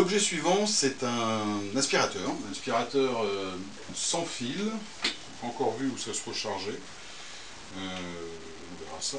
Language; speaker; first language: French; native; French